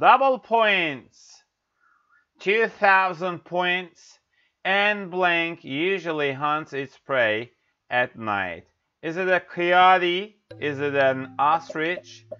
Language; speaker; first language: English; non-native, fluent; Turkish